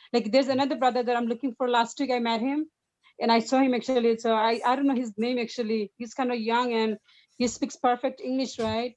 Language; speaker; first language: English; non-native, fluent; Bangla